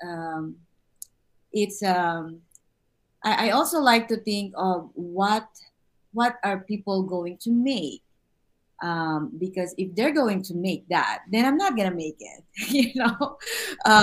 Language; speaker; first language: English; non-native, local second language; Filipino